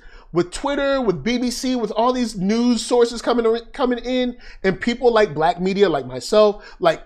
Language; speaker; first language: English; native; English